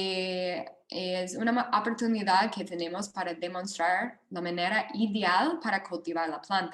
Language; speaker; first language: Spanish; non-native, fluent; English